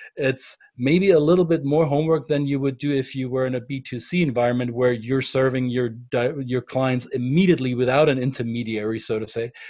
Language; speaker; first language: English; non-native, fluent; German